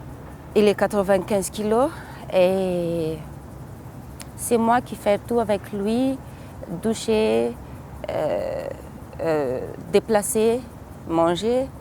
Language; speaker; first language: French; non-native, local second language; Malagasy